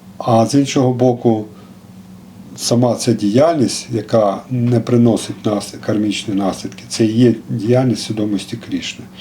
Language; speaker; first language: Ukrainian; non-native, local second language; Russian